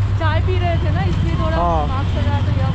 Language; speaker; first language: Hindi; non-native, local second language; Bangla